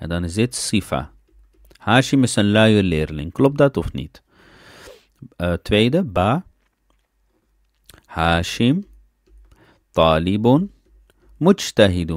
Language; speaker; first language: Dutch; early bilingual, other home language; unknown